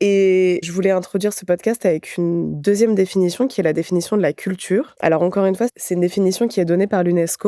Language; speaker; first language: French; native; French